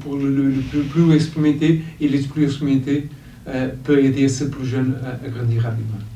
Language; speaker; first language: French; non-native, fluent; Portuguese